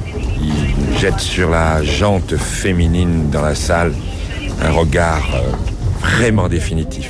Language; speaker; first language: French; native; French